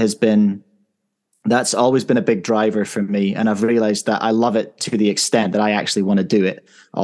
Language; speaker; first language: English; native; English